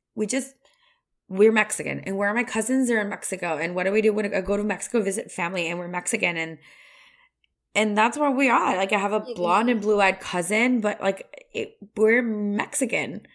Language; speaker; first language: English; non-native, fluent; Spanish